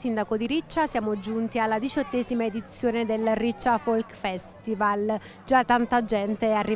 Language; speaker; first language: Italian; native; Italian